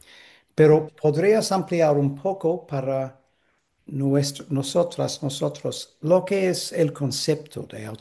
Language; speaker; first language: Spanish; non-native, fluent; English